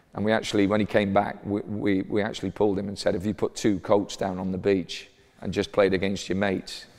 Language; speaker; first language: English; native; English